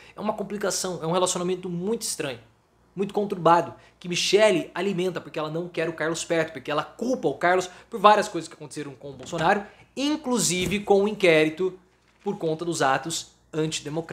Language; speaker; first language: Portuguese; native; Portuguese